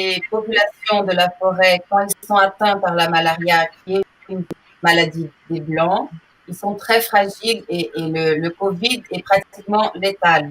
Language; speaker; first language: French; non-native, fluent; Portuguese